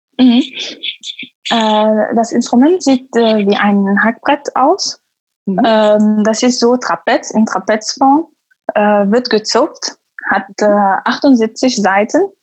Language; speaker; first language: German; non-native, fluent; Arabic